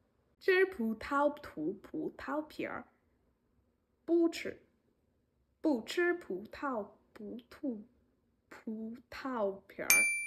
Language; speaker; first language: Chinese; non-native, learner; English